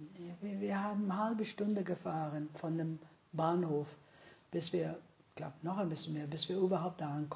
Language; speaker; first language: German; non-native, fluent; English